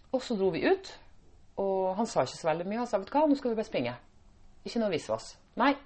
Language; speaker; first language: Norwegian; native; Norwegian